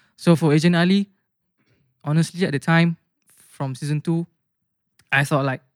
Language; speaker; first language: English; non-native, local second language; Malay